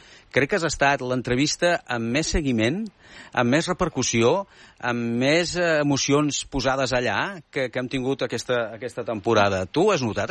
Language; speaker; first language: Catalan; native; Catalan